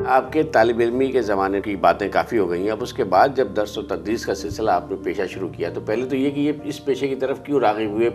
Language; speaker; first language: Urdu; native; Urdu